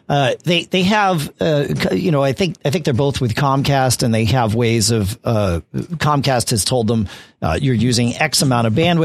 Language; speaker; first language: English; native; English